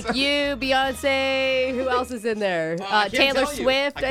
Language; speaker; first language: English; native; English